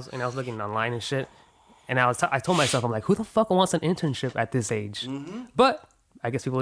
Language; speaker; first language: English; native; English